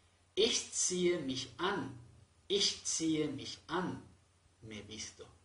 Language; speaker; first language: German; non-native, fluent; Spanish